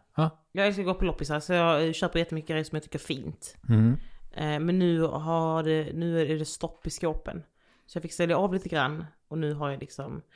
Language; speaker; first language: Swedish; native; Swedish